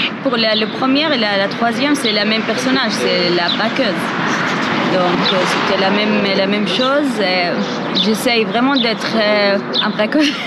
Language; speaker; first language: French; non-native, learner; Arabic